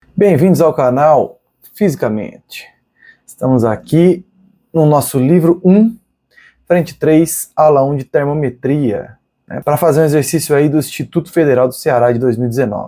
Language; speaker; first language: Portuguese; native; Portuguese